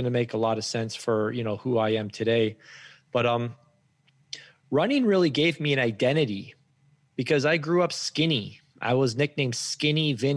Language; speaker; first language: English; native; English